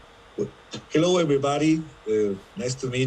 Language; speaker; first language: English; non-native, fluent; Spanish